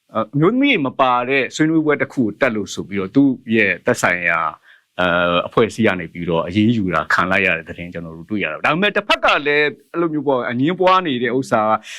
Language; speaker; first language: Burmese; native; Burmese